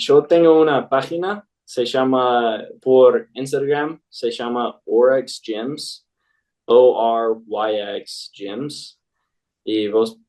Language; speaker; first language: Spanish; non-native, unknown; English